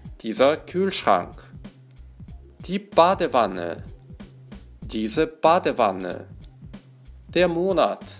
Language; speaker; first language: German; non-native, fluent; Russian